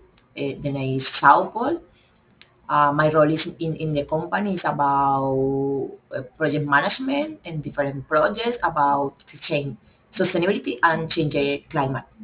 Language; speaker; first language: English; non-native, learner; Spanish